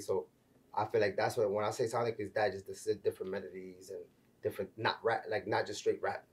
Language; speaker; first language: English; early bilingual, other home language; Spanish